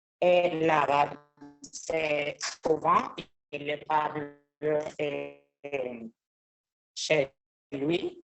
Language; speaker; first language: French; non-native, learner; Spanish